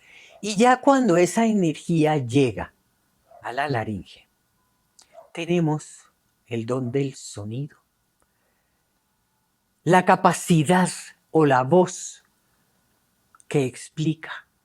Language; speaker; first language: Spanish; native; Spanish